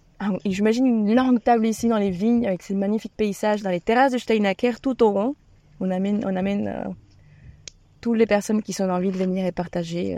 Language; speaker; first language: French; non-native, fluent; Spanish